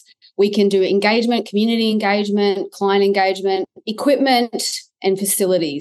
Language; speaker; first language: English; native; English